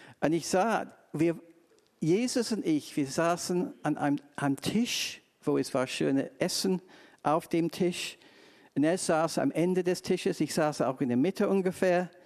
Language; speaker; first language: German; non-native, fluent; English